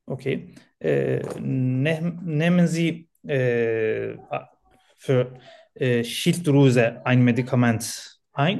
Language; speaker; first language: German; non-native, learner; Turkish